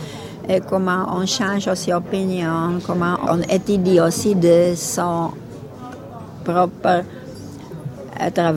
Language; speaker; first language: French; non-native, fluent; Czech